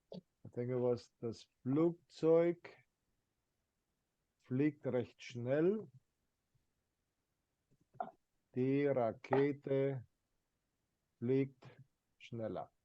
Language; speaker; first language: German; non-native, fluent; English